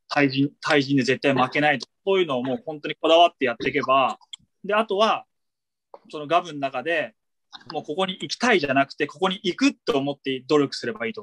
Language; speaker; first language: Japanese; native; Japanese